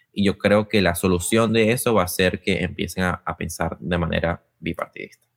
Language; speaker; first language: Spanish; native; Spanish